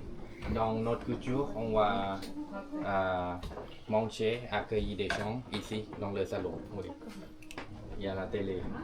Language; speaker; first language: French; non-native, fluent; Thai